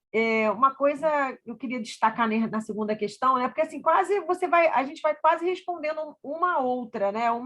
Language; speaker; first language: Portuguese; native; Portuguese